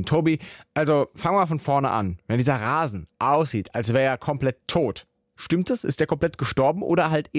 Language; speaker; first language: German; native; German